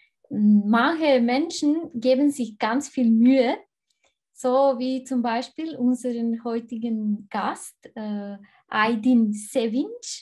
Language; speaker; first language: German; non-native, fluent; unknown